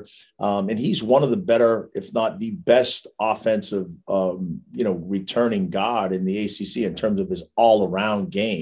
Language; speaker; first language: English; native; English